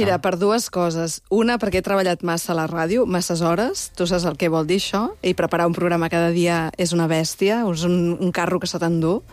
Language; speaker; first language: Catalan; native; Catalan